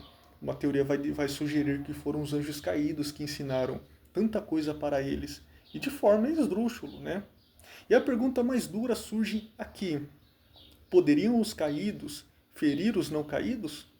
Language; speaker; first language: Portuguese; native; Portuguese